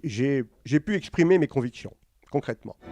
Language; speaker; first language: French; native; French